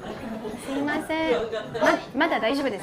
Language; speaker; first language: Japanese; non-native, fluent; French